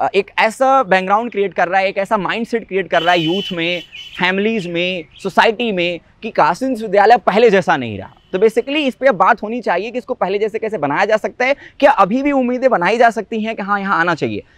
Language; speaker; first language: Hindi; native; Hindi